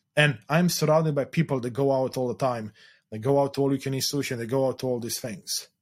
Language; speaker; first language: English; non-native, fluent; Romanian